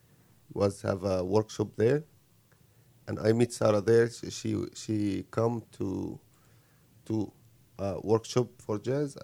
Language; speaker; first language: English; non-native, learner; Arabic